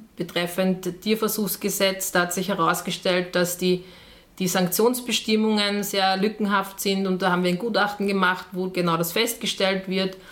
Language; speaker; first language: German; native; German